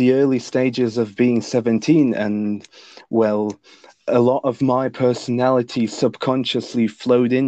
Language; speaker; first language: English; non-native, fluent; Lithuanian